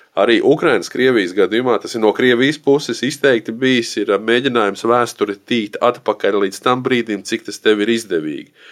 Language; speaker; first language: Latvian; native; Latvian